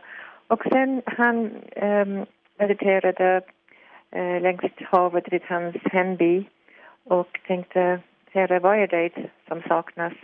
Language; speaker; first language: Swedish; non-native, fluent; English